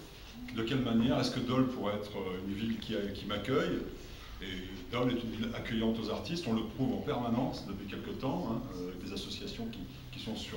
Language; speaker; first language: French; native; French